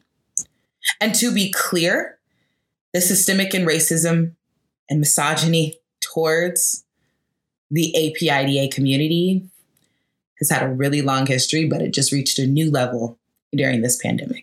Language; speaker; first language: English; native; English